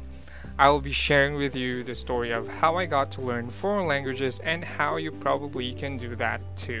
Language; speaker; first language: English; non-native, local second language; Pangasinan